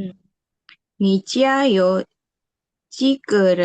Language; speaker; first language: Chinese; non-native, learner; Indonesian